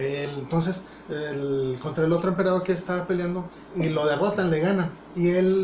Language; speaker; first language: Spanish; native; Spanish